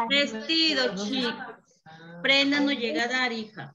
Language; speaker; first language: Spanish; native; Spanish